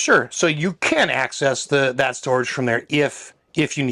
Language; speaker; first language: English; native; English